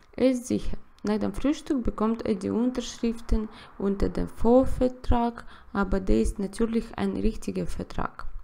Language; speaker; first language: German; non-native, learner; Russian